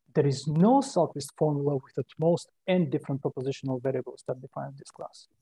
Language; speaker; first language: English; non-native, fluent; Bulgarian